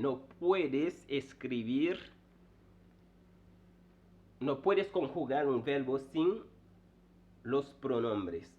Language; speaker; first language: Spanish; non-native, fluent; Haitian Creole